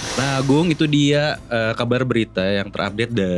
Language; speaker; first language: Indonesian; native; Indonesian